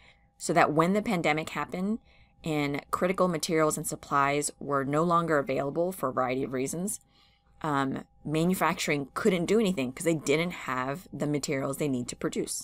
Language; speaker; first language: English; native; English